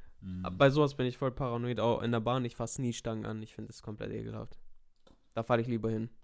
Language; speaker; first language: German; early bilingual, other home language; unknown